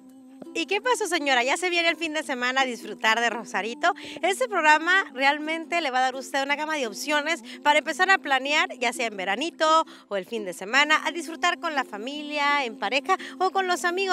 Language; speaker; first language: Spanish; native; Spanish